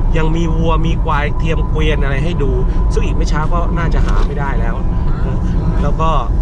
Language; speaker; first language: Thai; native; Thai